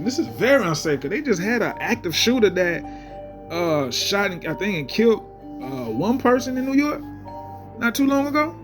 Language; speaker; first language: English; native; English